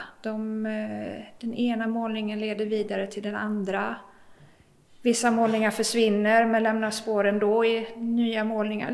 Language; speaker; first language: Swedish; native; Swedish